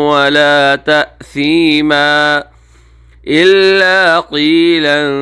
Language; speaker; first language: Arabic; native; Arabic